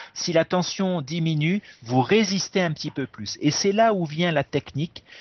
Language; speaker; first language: French; native; French